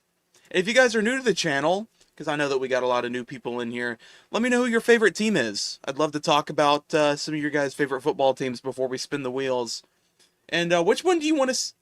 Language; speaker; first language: English; native; English